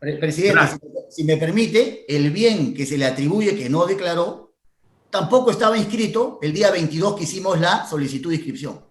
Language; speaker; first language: Spanish; native; Spanish